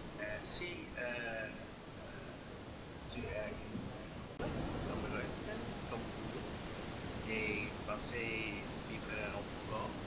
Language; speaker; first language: French; non-native, learner; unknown